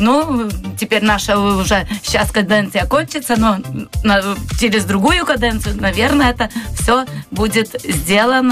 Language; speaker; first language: Russian; non-native, local second language; Polish